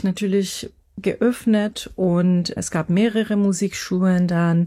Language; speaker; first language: German; non-native, fluent; Persian